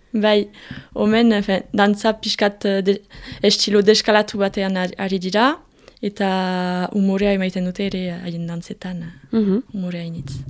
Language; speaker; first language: Basque; native; Basque